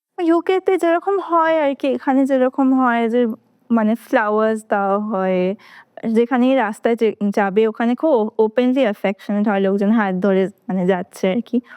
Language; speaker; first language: Bangla; native; Bangla